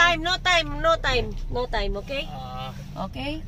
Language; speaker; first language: English; non-native, learner; Filipino